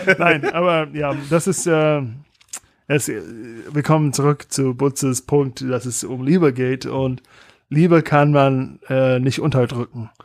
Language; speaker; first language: German; non-native, fluent; English